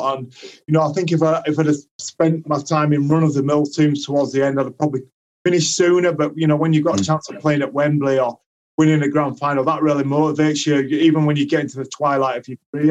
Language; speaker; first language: English; native; English